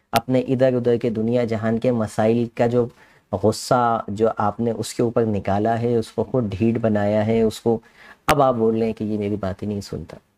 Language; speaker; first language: Urdu; native; Urdu